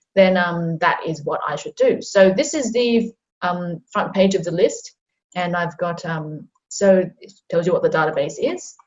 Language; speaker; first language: English; non-native, local second language; Cantonese